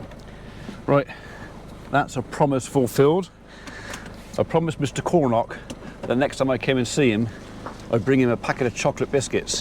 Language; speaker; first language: English; native; English